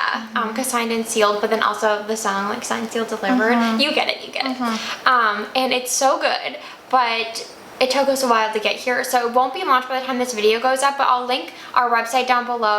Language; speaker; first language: English; native; English